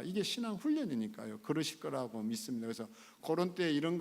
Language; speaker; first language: Korean; native; Korean